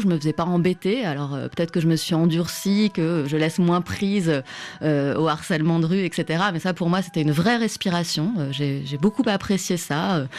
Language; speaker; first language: French; native; French